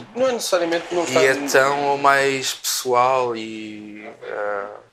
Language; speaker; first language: Portuguese; native; Portuguese